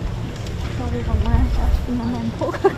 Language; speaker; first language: German; native; German